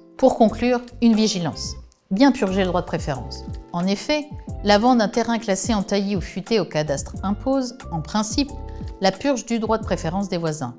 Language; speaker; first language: French; native; French